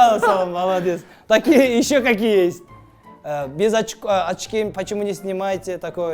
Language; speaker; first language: Russian; non-native, local second language; Kazakh